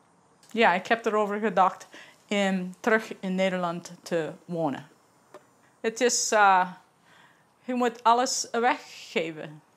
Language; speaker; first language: Dutch; early bilingual, heritage; English